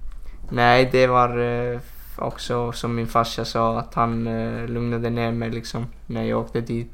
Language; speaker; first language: Swedish; non-native, fluent; Icelandic